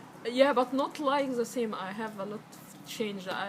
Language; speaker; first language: English; non-native, learner; Arabic